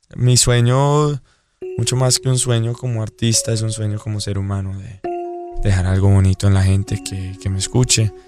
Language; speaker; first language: Spanish; native; Spanish